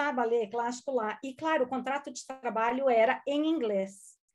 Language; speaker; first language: Portuguese; non-native, local second language; German